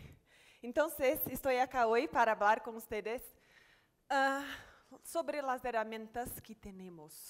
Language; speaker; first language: Spanish; non-native, fluent; Portuguese